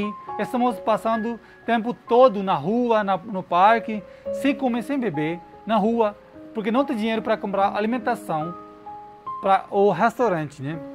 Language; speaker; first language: Portuguese; non-native, learner; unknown